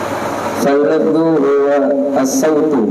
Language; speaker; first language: Arabic; non-native, learner; Indonesian